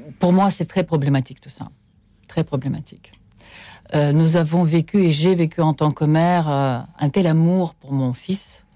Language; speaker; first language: French; non-native, fluent; Russian